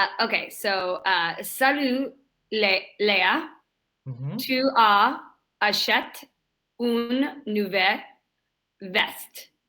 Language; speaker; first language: French; non-native, learner; English